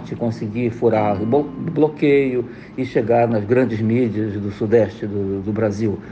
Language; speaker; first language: Portuguese; native; Portuguese